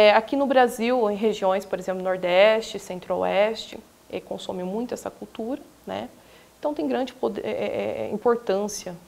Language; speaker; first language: Portuguese; native; Portuguese